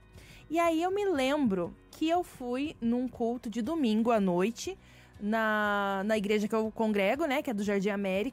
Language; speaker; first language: Portuguese; native; Portuguese